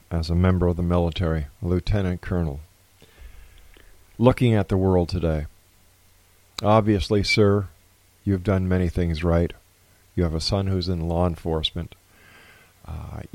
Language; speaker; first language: English; native; English